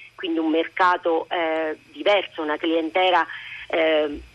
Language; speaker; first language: Italian; native; Italian